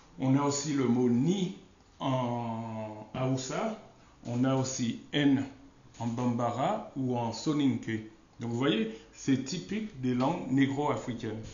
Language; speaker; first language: French; non-native, local second language; Wolof